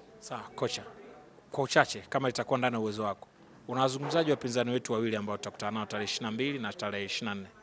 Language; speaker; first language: Swahili; native; Swahili